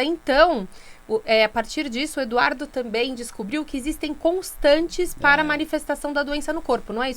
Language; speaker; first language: Portuguese; native; Portuguese